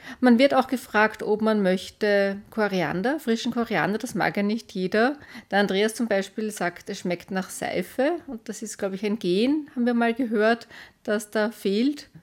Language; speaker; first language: German; native; German